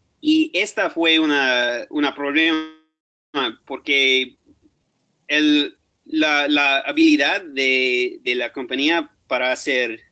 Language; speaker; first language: Spanish; non-native, fluent; English